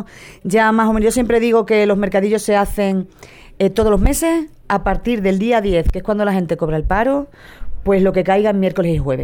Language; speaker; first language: Spanish; native; Spanish